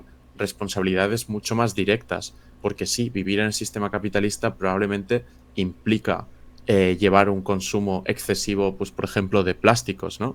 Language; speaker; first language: Spanish; native; Spanish